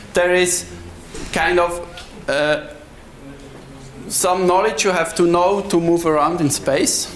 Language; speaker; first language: English; non-native, fluent; Swiss German